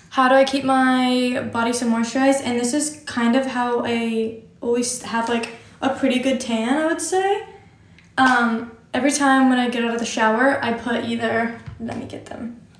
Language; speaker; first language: English; native; English